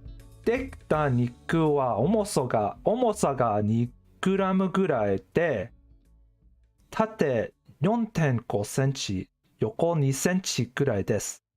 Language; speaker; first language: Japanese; non-native, learner; English